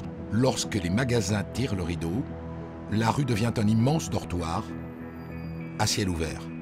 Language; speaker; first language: French; native; French